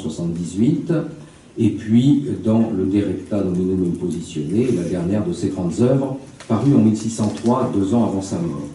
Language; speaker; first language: French; native; French